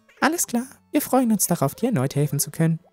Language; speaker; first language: German; native; German